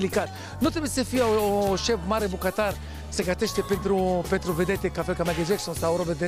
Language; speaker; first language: Romanian; non-native, learner; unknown